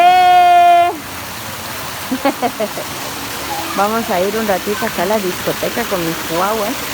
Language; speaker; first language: Spanish; native; Spanish